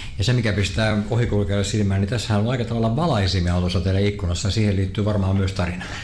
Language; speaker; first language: Finnish; native; Finnish